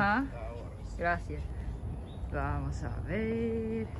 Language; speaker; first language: Spanish; non-native, learner; Japanese